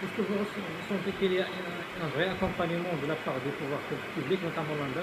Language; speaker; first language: French; non-native, local second language; Arabic